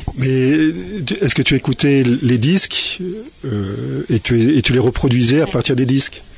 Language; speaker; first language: French; native; French